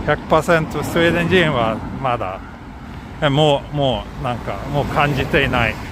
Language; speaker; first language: Japanese; non-native, fluent; Swedish